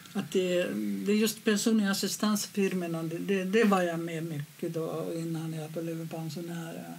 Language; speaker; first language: Swedish; non-native, fluent; Finnish